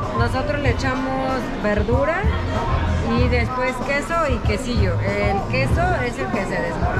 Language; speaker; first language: Spanish; native; Spanish